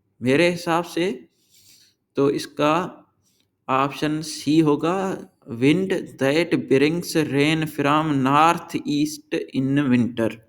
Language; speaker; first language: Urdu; non-native, local second language; Sindhi